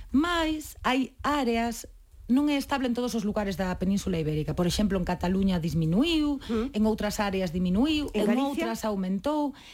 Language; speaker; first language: Galician; native; Galician